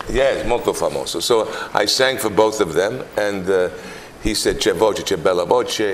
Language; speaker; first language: Italian; non-native, learner; English